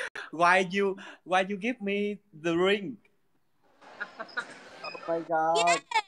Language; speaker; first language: English; non-native, learner; Vietnamese